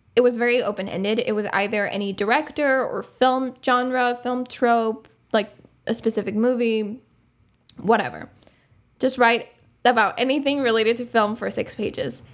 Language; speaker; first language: English; non-native, fluent; Spanish